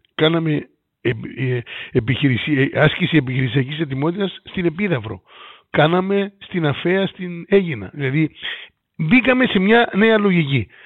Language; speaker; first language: Greek; native; Greek